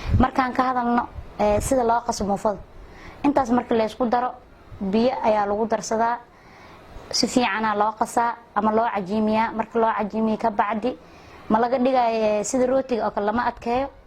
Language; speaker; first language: Somali; non-native, local second language; Swahili